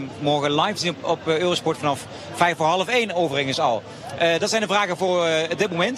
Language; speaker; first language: Dutch; native; Dutch